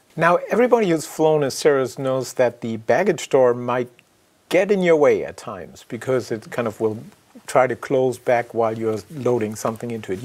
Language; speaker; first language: English; non-native, fluent; German